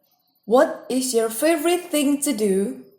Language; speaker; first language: English; non-native, fluent; Indonesian